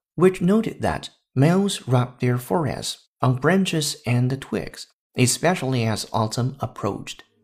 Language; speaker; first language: English; non-native, fluent; Chinese